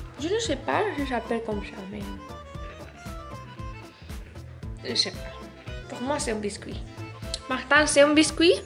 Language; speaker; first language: French; non-native, learner; Spanish